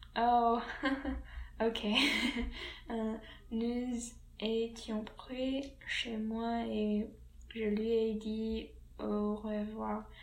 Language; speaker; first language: French; non-native, learner; English